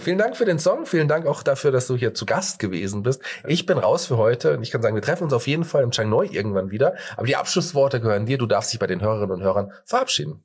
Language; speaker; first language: German; native; German